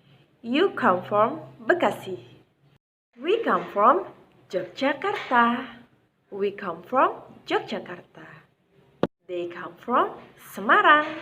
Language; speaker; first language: English; non-native, fluent; Indonesian